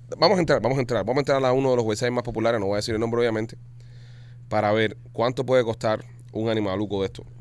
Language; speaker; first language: Spanish; native; Spanish